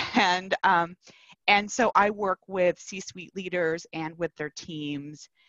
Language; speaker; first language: English; native; English